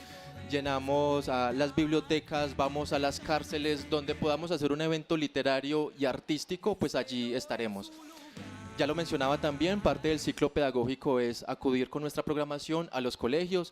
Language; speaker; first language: Spanish; native; Spanish